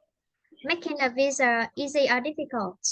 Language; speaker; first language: English; non-native, fluent; Vietnamese